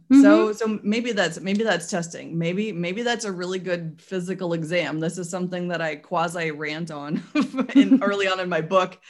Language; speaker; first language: English; native; English